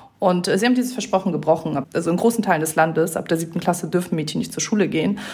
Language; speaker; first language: German; early bilingual, other home language; Persian